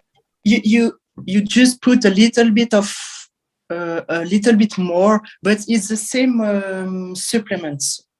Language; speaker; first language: English; non-native, learner; French